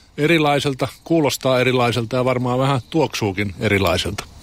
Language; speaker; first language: Finnish; native; Finnish